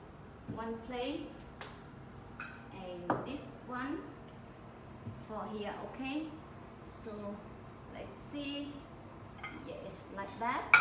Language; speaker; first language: English; non-native, learner; Vietnamese